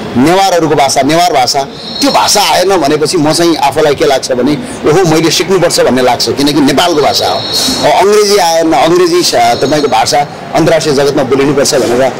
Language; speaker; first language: Nepali; native; Nepali